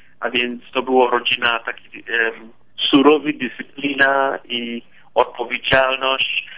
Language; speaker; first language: Polish; non-native, fluent; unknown